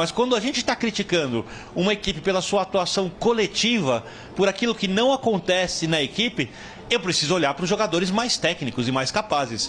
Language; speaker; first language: Portuguese; native; Portuguese